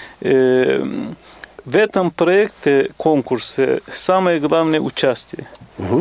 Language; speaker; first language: Russian; non-native, fluent; Turkish